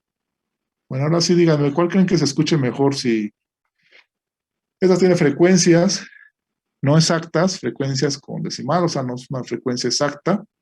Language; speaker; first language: Spanish; native; Spanish